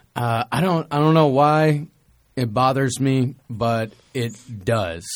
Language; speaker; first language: English; native; English